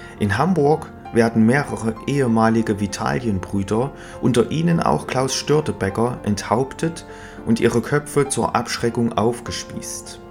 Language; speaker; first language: German; native; German